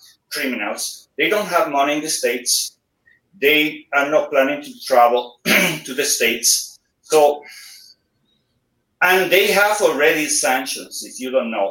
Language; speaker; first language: English; non-native, fluent; Spanish